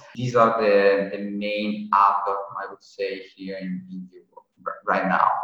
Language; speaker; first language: English; non-native, fluent; Italian